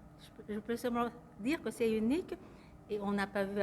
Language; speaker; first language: French; non-native, fluent; Lao